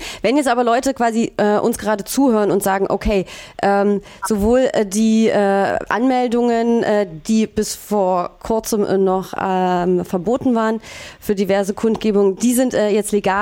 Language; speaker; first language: German; native; German